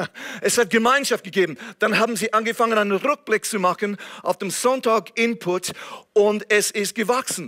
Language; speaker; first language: German; non-native, fluent; English